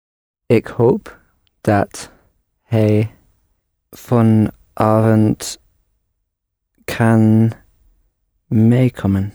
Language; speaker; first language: Dutch; non-native, learner; English